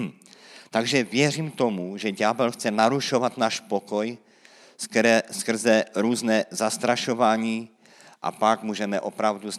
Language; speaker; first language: Czech; native; Czech